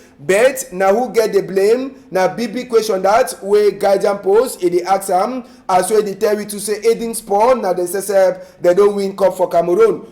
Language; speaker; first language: Nigerian Pidgin; native; Nigerian Pidgin